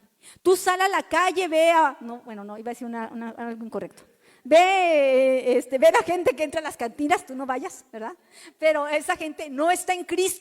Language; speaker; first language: Spanish; native; Spanish